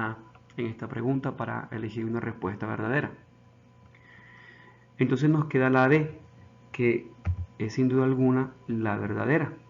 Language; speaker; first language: Spanish; native; Spanish